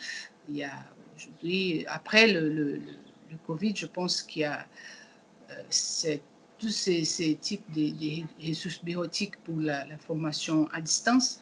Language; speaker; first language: French; non-native, learner; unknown